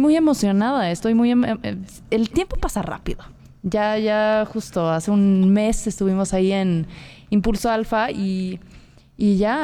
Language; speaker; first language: Spanish; non-native, fluent; Swedish